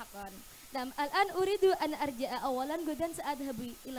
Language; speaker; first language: Arabic; non-native, learner; Indonesian